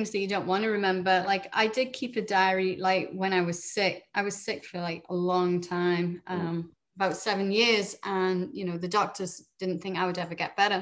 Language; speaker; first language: English; native; English